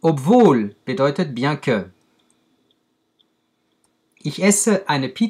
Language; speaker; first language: German; non-native, fluent; French